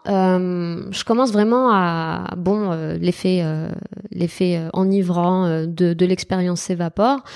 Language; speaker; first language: French; non-native, local second language; Arabic